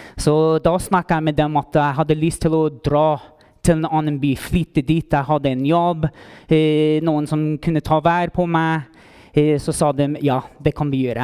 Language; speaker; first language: Norwegian; non-native, fluent; English